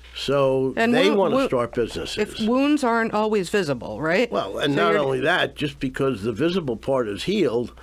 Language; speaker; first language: English; native; English